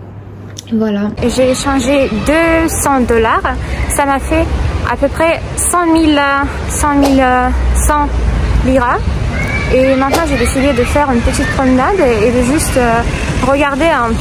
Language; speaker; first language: French; non-native, fluent; Russian